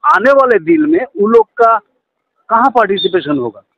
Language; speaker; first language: Hindi; non-native, local second language; Bangla